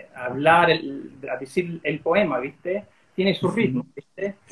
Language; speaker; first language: Spanish; early bilingual, heritage; Spanish